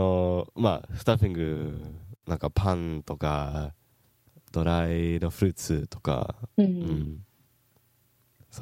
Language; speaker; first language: Japanese; non-native, learner; English